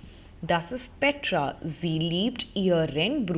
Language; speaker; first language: German; non-native, fluent; Hindi